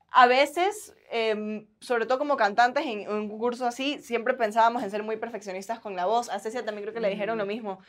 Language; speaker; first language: Spanish; native; Spanish